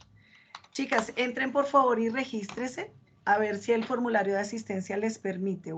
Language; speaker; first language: Spanish; native; Spanish